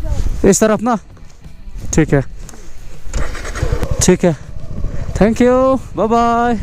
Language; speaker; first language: Hindi; non-native, local second language; Mizo